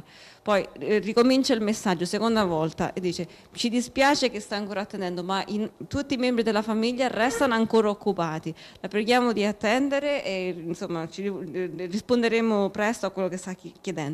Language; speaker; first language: Italian; native; Italian